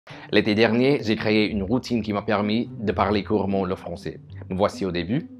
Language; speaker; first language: French; non-native, learner; English